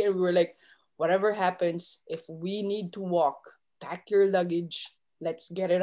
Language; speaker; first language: English; non-native, local second language; Filipino